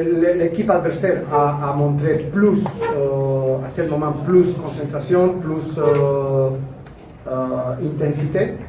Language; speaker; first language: French; non-native, learner; Spanish